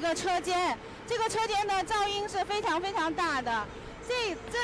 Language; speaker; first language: Chinese; native; Chinese